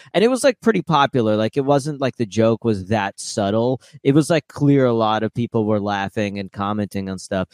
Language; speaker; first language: English; early bilingual, other home language; Russian